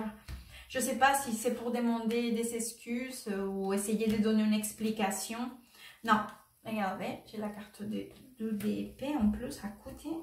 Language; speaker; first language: French; non-native, fluent; Spanish